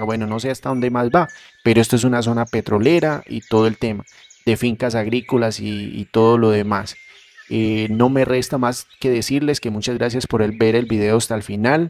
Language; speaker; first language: Spanish; native; Spanish